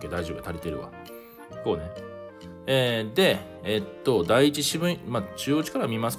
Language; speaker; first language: Japanese; native; Japanese